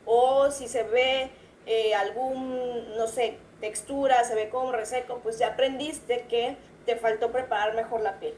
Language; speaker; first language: Spanish; native; Spanish